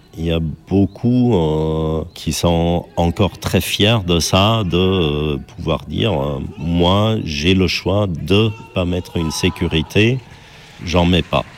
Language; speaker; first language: French; non-native, fluent; German